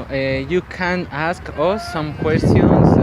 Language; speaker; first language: English; non-native, learner; Spanish